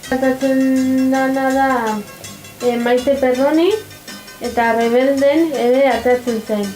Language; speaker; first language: Basque; non-native, local second language; Spanish